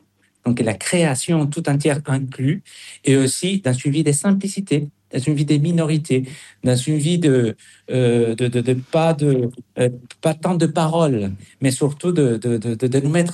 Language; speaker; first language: French; non-native, fluent; Spanish